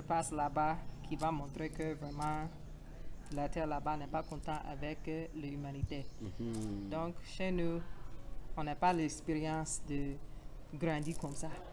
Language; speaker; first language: French; non-native, learner; English